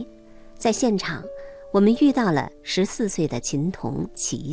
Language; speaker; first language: Chinese; native; Chinese